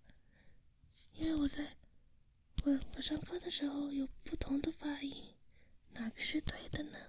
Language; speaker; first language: Chinese; early bilingual, heritage; Chinese